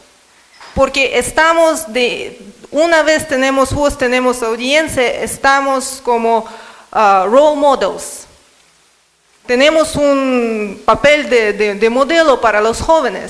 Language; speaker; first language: Spanish; non-native, learner; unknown